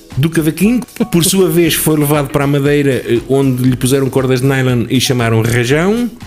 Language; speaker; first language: Portuguese; native; Portuguese